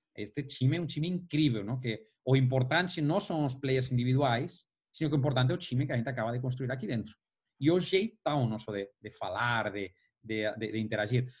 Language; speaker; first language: Portuguese; non-native, fluent; Spanish